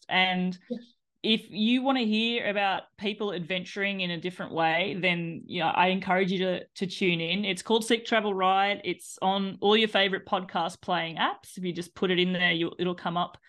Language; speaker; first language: English; native; English